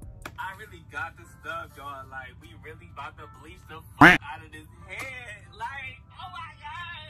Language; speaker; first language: English; native; English